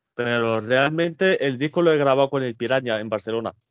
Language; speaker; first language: Spanish; early bilingual, other home language; French